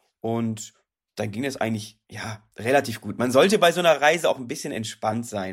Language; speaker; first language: German; native; German